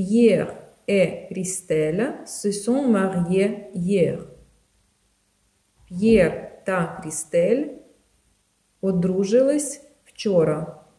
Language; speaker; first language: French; non-native, fluent; Ukrainian